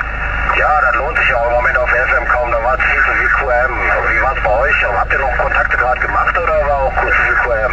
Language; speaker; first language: German; native; German